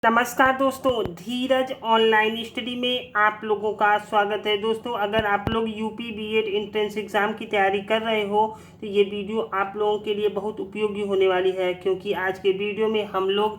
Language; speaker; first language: Hindi; native; Hindi